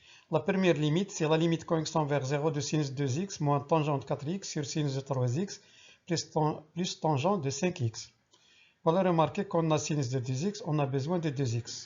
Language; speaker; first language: French; non-native, local second language; Arabic